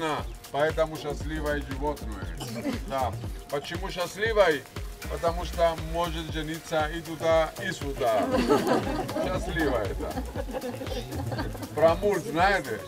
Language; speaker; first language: Russian; non-native, learner; Greek